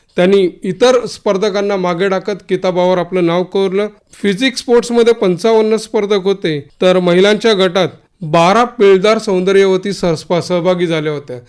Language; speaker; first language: Marathi; native; Marathi